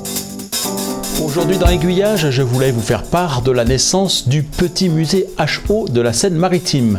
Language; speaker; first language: French; native; French